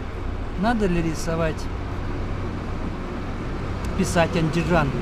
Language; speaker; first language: Russian; native; Russian